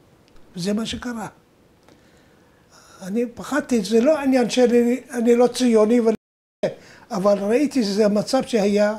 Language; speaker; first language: Hebrew; non-native, fluent; Arabic